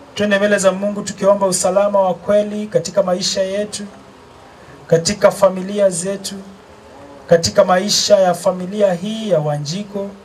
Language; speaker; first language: Swahili; native; Swahili